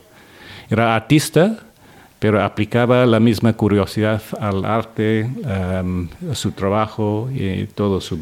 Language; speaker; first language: Spanish; non-native, fluent; English